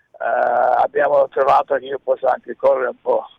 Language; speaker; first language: Italian; early bilingual, heritage; English